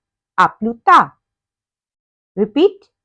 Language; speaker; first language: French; non-native, fluent; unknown